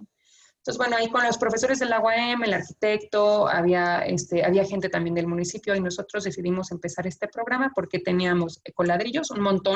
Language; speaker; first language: Spanish; native; Spanish